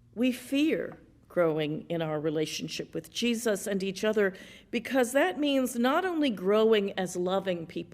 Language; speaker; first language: English; native; English